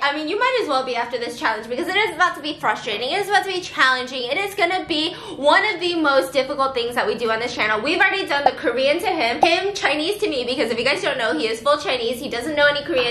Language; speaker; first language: English; early bilingual, other home language; Korean